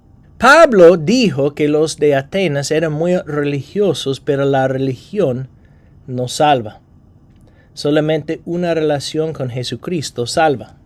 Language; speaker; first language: Spanish; non-native, fluent; English